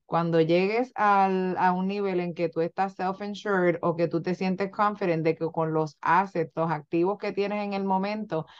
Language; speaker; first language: Spanish; native; Spanish